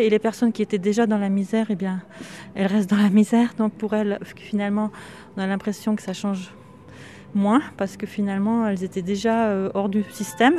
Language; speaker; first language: French; native; French